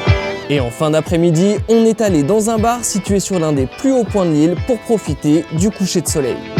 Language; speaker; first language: French; native; French